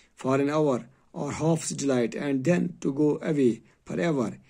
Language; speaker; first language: English; non-native, local second language; Urdu